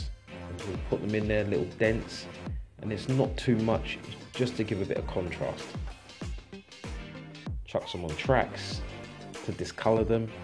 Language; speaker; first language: English; native; English